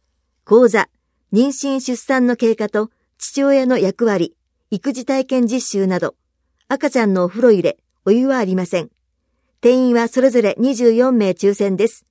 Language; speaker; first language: Japanese; native; Japanese